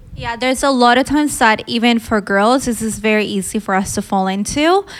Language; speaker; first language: English; early bilingual, other home language; Filipino